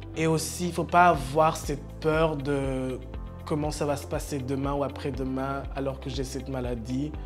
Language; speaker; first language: French; non-native, local second language; Rundi